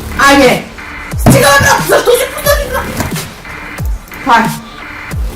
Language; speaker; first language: Bulgarian; native; Bulgarian